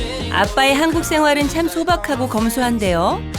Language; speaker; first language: Korean; native; Korean